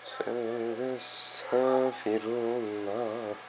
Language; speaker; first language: Turkish; native; Turkish